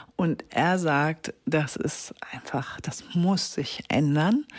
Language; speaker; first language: German; native; German